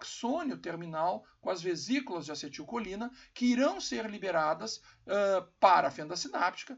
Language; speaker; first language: Portuguese; native; Portuguese